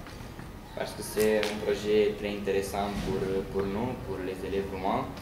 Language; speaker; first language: French; non-native, learner; Romanian